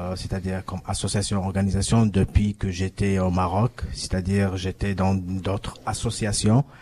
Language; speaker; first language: French; non-native, local second language; Arabic